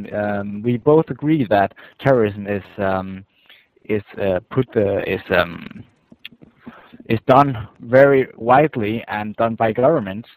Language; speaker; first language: English; non-native, fluent; Danish